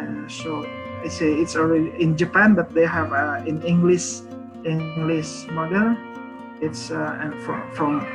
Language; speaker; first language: English; non-native, learner; Indonesian